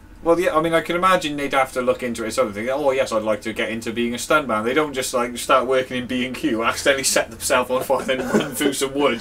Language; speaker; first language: English; native; English